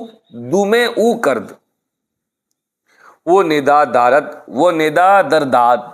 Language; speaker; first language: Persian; non-native, fluent; Urdu